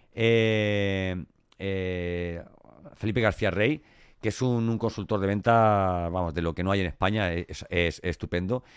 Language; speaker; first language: Spanish; native; Spanish